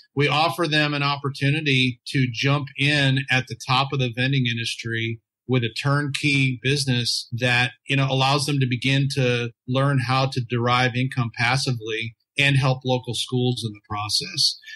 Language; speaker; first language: English; native; English